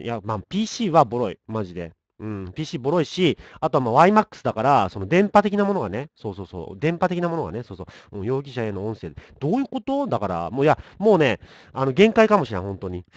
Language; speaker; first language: Japanese; native; Japanese